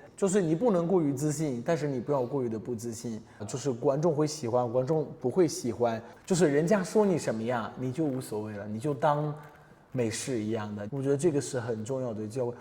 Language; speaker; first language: Chinese; non-native, fluent; Italian